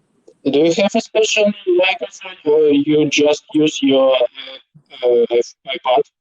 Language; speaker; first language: English; non-native, learner; Belarusian